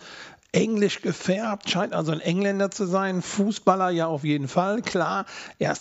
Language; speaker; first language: German; native; German